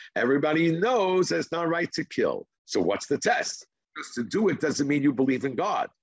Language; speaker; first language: English; non-native, fluent; Hebrew